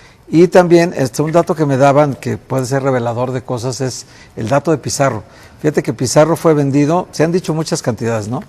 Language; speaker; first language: Spanish; native; Spanish